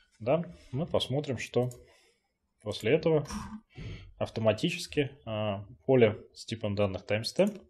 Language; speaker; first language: Russian; native; Russian